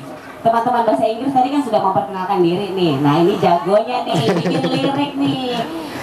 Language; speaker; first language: Indonesian; native; Indonesian